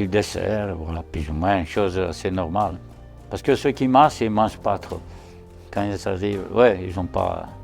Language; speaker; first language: French; non-native, local second language; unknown